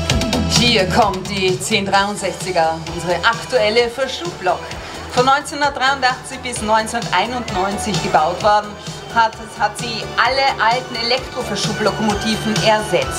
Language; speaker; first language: German; native; German